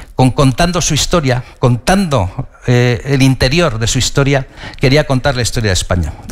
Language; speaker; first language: Spanish; native; Spanish